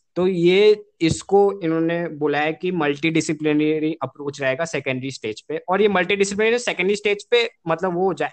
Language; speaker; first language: Hindi; native; Hindi